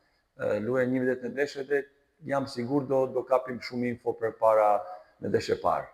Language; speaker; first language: Albanian; non-native, fluent; Serbian